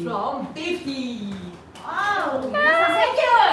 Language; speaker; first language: English; non-native, learner; Japanese